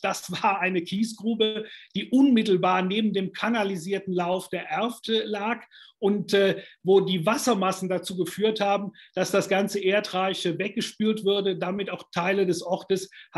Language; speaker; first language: German; native; German